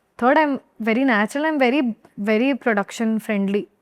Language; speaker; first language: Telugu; non-native, learner; Hindi